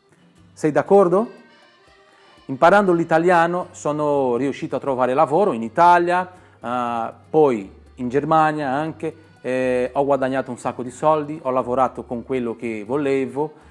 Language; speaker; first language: Italian; non-native, fluent; Portuguese